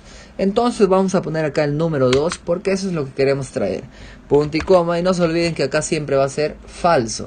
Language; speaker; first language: Spanish; native; Spanish